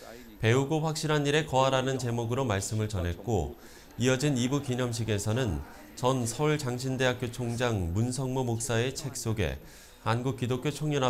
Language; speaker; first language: Korean; native; Korean